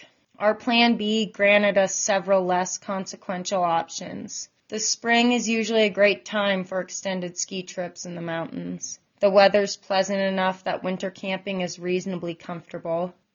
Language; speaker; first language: English; native; English